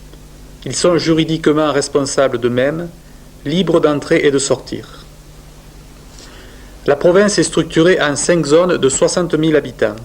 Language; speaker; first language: French; native; French